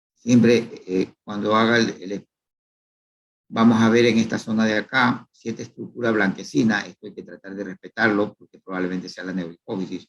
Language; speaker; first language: Spanish; native; Spanish